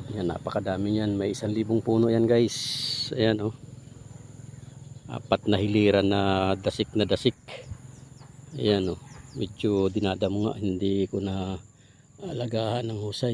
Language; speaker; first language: Filipino; native; Filipino